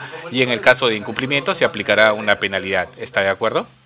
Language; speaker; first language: Spanish; native; Spanish